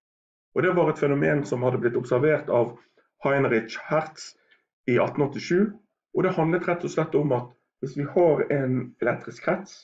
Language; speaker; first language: Norwegian; native; Norwegian